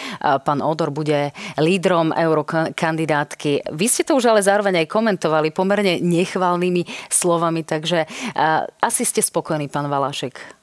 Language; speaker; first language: Slovak; native; Slovak